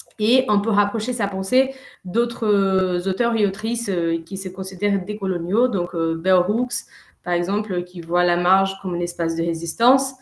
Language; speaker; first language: French; non-native, fluent; Portuguese